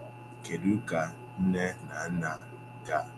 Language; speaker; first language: Igbo; non-native, learner; English